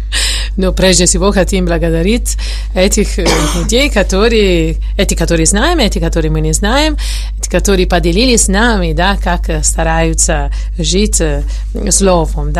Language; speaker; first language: Russian; non-native, fluent; Italian